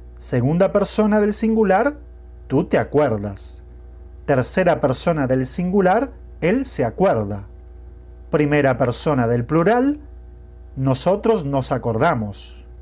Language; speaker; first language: Spanish; non-native, fluent; Portuguese